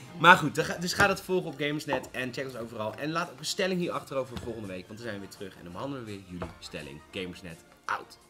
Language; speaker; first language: Dutch; native; Dutch